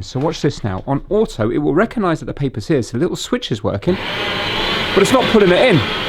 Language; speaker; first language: English; native; English